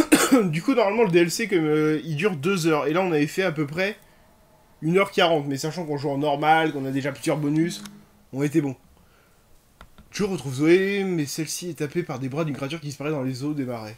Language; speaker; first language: French; native; French